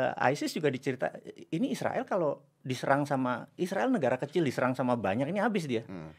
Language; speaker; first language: Indonesian; native; Indonesian